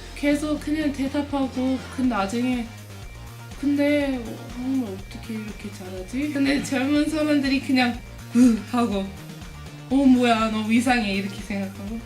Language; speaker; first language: Korean; non-native, learner; English